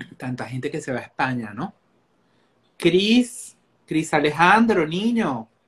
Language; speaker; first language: Spanish; native; Spanish